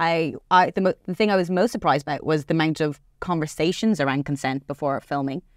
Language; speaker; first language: English; native; English